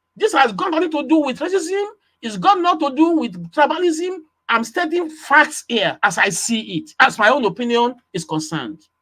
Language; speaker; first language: English; non-native, local second language; Yoruba